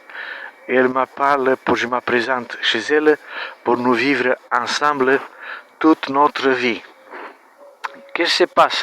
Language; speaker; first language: French; non-native, learner; Romanian